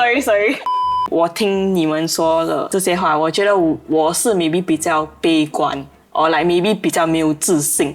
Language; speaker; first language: Chinese; non-native, local second language; English